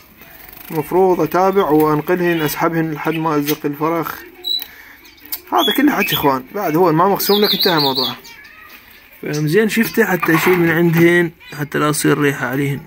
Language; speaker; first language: Arabic; native; Arabic